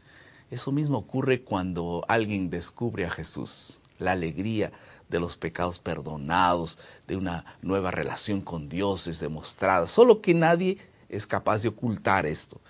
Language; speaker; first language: Spanish; non-native, fluent; Portuguese